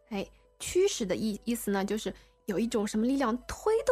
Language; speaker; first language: Chinese; native; Chinese